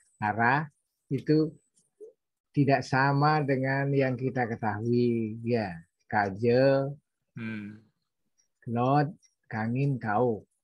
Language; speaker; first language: Indonesian; non-native, local second language; Balinese